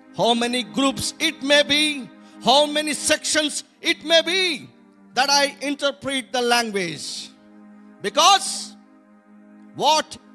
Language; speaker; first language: English; non-native, local second language; Telugu